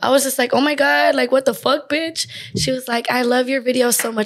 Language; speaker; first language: English; native; English